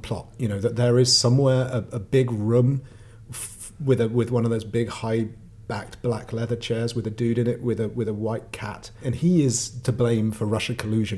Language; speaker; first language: English; native; English